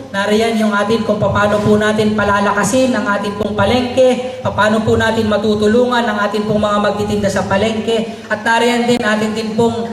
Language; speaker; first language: Filipino; native; Filipino